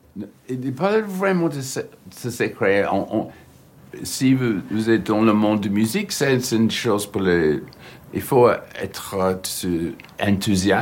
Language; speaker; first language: French; non-native, learner; English